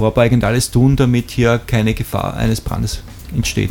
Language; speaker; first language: German; native; German